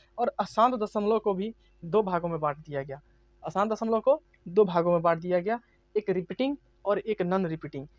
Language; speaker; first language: Hindi; native; Hindi